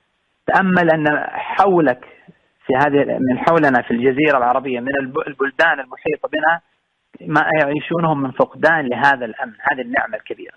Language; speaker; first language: Arabic; native; Arabic